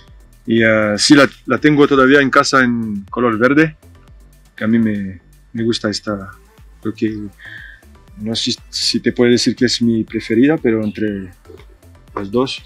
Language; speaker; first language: Spanish; non-native, fluent; French